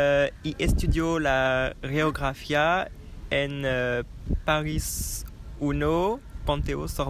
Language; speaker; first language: Spanish; non-native, learner; French